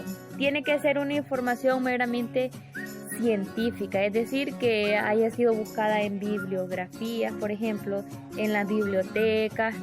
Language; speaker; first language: Spanish; native; Spanish